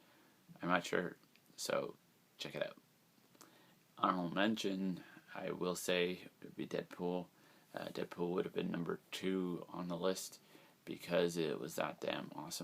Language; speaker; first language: English; native; English